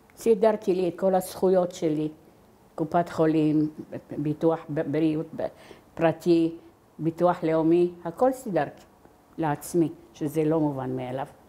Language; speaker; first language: Hebrew; non-native, fluent; Arabic